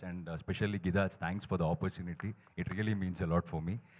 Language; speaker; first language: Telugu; non-native, fluent; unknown